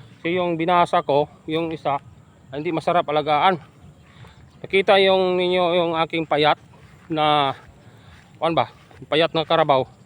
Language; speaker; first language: Filipino; non-native, local second language; Hiligaynon